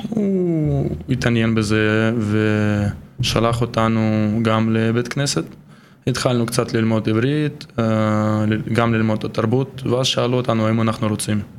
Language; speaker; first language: Hebrew; non-native, fluent; Russian